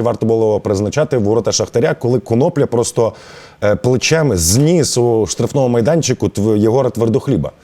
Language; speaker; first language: Ukrainian; native; Ukrainian